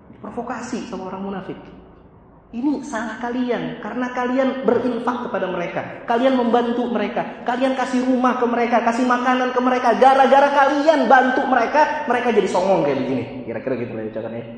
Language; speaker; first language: Indonesian; native; Indonesian